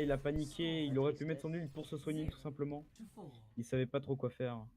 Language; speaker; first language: French; native; French